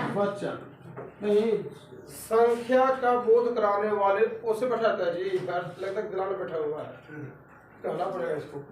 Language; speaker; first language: Hindi; native; Hindi